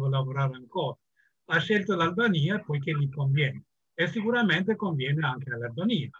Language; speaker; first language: Italian; non-native, fluent; Albanian